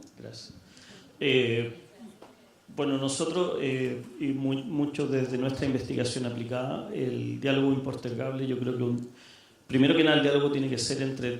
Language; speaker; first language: Spanish; native; Spanish